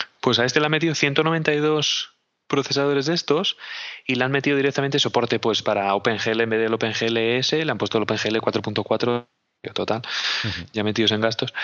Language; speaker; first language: Spanish; native; Spanish